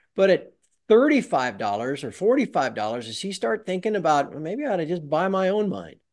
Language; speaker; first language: English; native; English